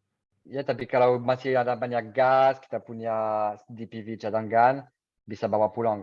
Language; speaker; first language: Indonesian; non-native, fluent; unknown